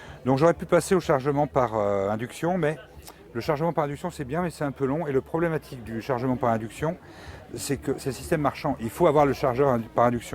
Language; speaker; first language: French; native; French